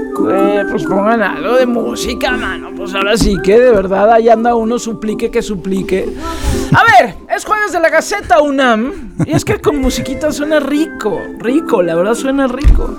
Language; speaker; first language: Spanish; native; Spanish